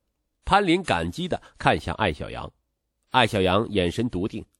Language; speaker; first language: Chinese; native; Chinese